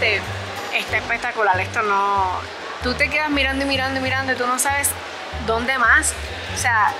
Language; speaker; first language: Spanish; native; Spanish